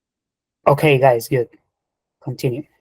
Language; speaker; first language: English; non-native, fluent; Spanish